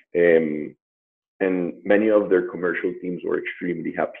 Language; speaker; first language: English; non-native, fluent; Spanish